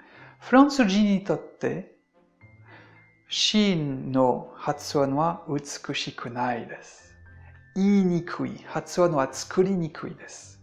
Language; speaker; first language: Japanese; non-native, fluent; French